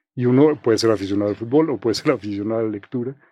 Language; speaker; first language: Spanish; native; Spanish